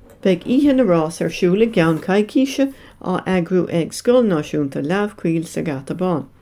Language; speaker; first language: Irish; non-native, local second language; English